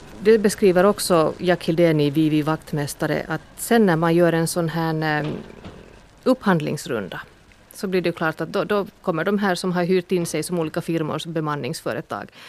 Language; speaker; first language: Swedish; native; Swedish